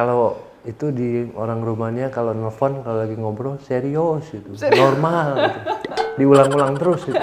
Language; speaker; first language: Indonesian; native; Indonesian